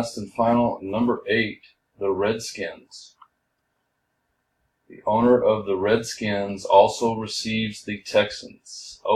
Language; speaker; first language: English; native; English